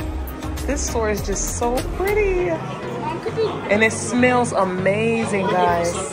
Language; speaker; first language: English; native; English